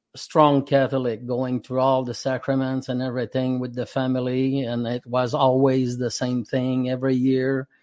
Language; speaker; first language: English; non-native, fluent; French